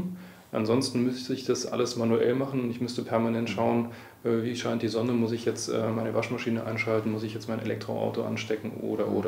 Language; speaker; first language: German; native; German